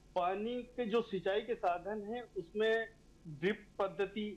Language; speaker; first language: Hindi; native; Hindi